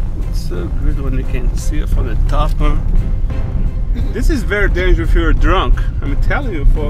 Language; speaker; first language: English; non-native, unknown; Portuguese